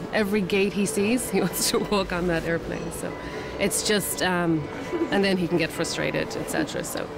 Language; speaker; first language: English; native; English